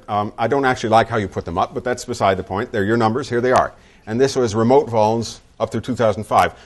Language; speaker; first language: English; native; English